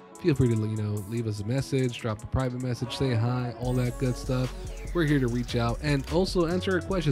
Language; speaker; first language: English; early bilingual, other home language; Spanish